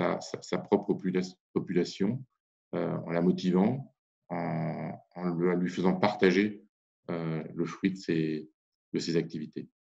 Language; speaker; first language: French; native; French